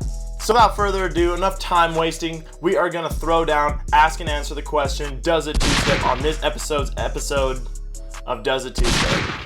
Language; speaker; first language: English; native; English